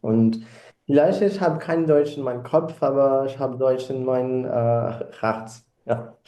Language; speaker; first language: German; non-native, learner; Portuguese